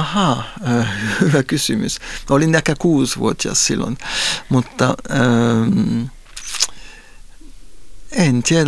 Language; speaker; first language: Finnish; non-native, fluent; Spanish